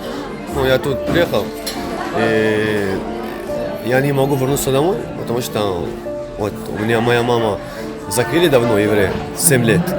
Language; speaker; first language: Russian; non-native, fluent; Arabic